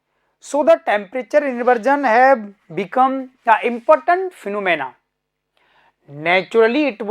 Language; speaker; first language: English; non-native, local second language; Hindi